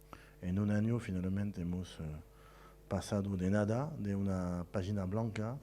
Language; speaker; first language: Spanish; non-native, fluent; French